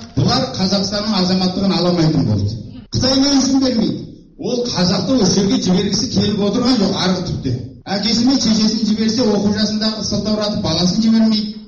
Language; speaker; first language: Kazakh; early bilingual, heritage; Kazakh